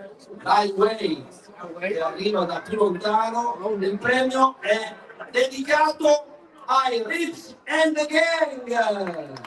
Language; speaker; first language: Italian; native; Italian